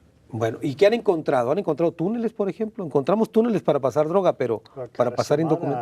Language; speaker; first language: Spanish; native; Spanish